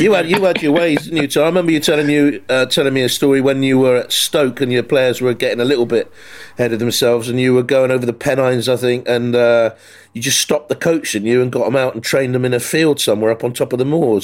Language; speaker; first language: English; native; English